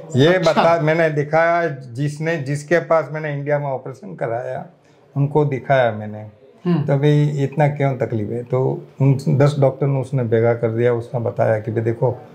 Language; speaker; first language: Hindi; non-native, local second language; Gujarati